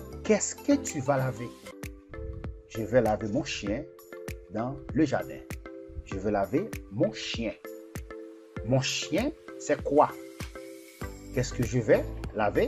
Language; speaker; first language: French; non-native, fluent; Portuguese